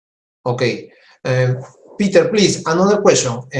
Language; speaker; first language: English; non-native, learner; Spanish